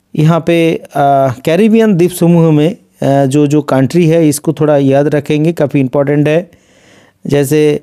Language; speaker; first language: Hindi; non-native, local second language; Bangla